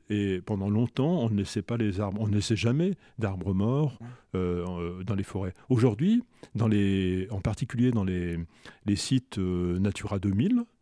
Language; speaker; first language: French; native; French